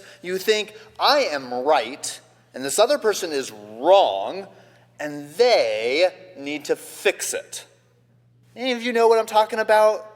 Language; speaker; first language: English; native; English